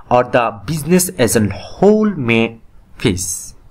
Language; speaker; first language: English; non-native, local second language; Bangla